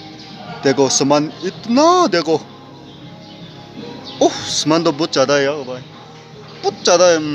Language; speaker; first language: Hindi; non-native, local second language; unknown